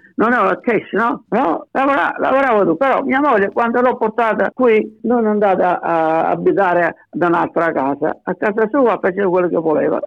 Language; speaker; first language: Italian; native; Italian